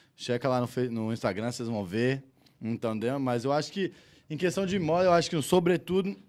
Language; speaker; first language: Portuguese; early bilingual, heritage; Portuguese